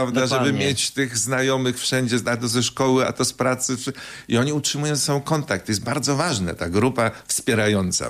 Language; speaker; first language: Polish; native; Polish